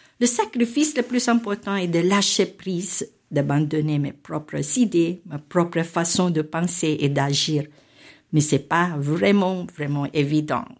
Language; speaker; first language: French; non-native, fluent; Filipino